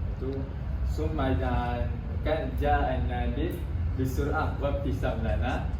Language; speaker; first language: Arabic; non-native, learner; Malay